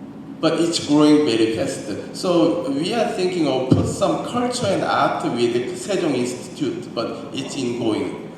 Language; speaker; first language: English; non-native, learner; Korean